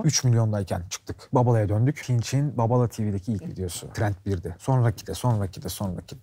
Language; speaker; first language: Turkish; native; Turkish